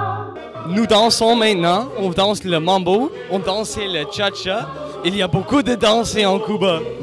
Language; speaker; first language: French; non-native, local second language; English